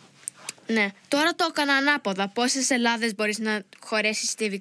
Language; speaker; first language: Greek; early bilingual, heritage; English